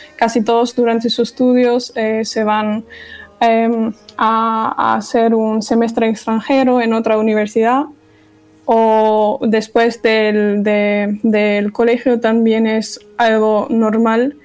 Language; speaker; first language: Spanish; non-native, fluent; German